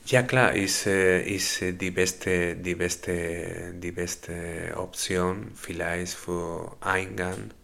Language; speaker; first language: German; non-native, learner; Spanish